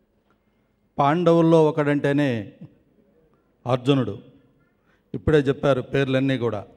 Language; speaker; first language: Telugu; native; Telugu